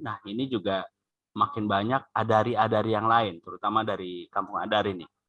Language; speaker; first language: Indonesian; non-native, local second language; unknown